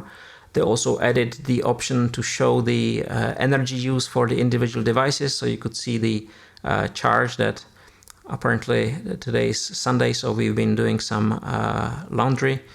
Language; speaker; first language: English; non-native, fluent; Czech